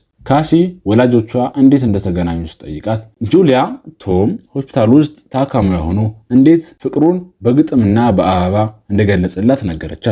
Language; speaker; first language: Amharic; native; Amharic